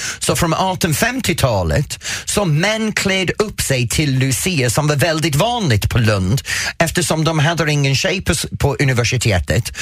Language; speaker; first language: Swedish; non-native, fluent; English